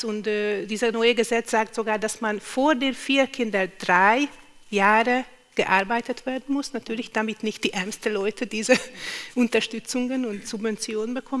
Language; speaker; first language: German; non-native, fluent; Hungarian